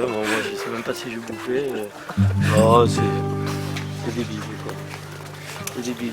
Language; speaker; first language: French; native; French